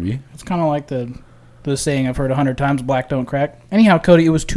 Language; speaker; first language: English; native; English